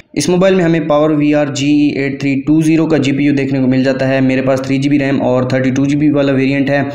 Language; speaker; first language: Hindi; native; Hindi